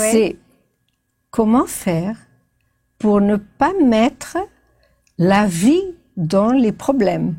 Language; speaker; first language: French; non-native, fluent; Portuguese